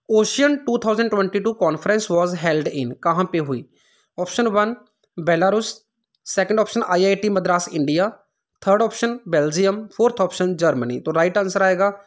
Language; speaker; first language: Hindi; non-native, local second language; Punjabi